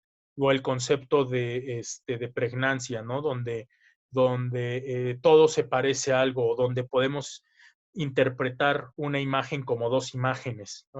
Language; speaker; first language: Spanish; native; Spanish